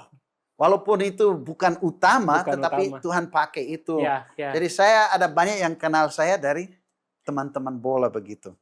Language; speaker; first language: Indonesian; non-native, fluent; English